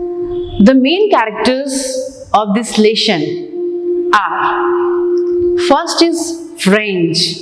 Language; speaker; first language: English; non-native, local second language; Hindi